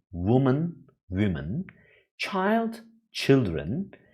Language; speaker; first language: English; non-native, fluent; Turkish